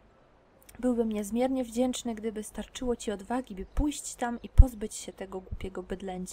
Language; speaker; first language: Polish; native; Polish